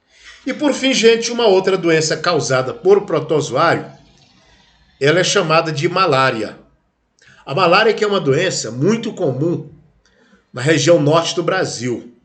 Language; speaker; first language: Portuguese; native; Portuguese